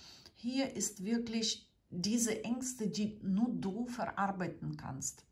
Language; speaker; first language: German; non-native, fluent; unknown